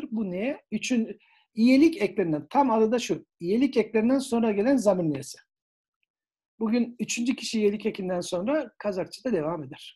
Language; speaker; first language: Turkish; native; Turkish